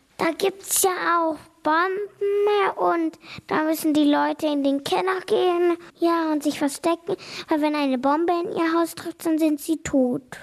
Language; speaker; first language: German; native; German